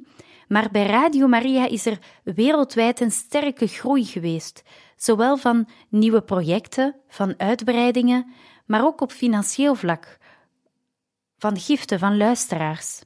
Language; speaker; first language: Dutch; native; Dutch